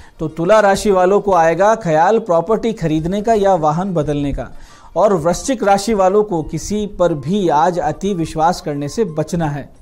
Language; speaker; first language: Hindi; native; Hindi